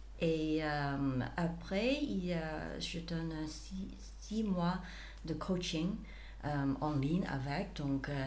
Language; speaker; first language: French; non-native, fluent; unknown